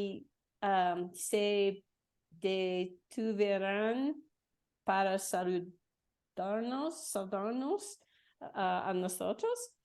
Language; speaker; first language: Spanish; non-native, learner; English